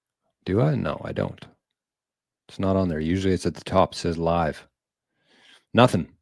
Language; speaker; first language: English; native; English